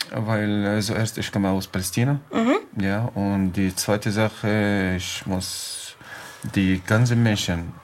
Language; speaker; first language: German; non-native, learner; Arabic